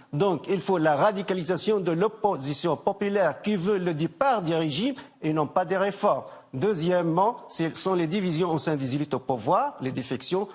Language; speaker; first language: French; non-native, local second language; Arabic